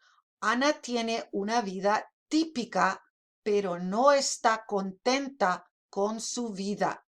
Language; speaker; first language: Spanish; non-native, fluent; English